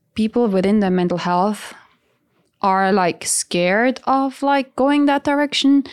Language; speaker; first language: English; non-native, fluent; Italian